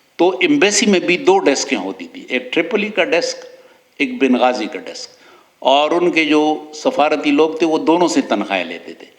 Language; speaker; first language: Urdu; non-native, local second language; Pashto